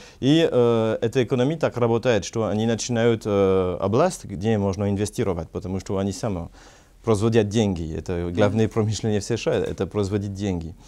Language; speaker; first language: Russian; non-native, learner; French